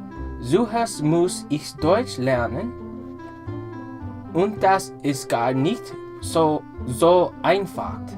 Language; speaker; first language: German; non-native, learner; English